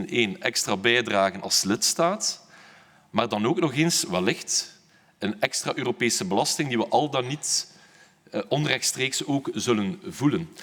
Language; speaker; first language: Dutch; native; Dutch